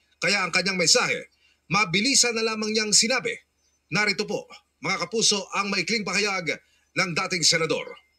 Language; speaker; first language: Filipino; native; Filipino